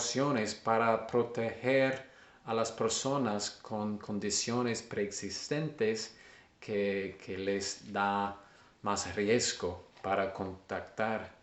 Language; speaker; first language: Spanish; non-native, learner; English